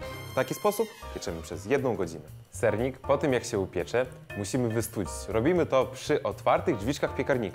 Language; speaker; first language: Polish; native; Polish